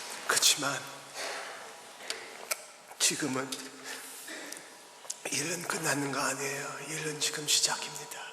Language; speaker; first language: Korean; early bilingual, heritage; Korean